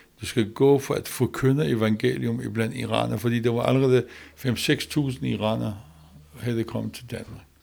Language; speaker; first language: Danish; non-native, learner; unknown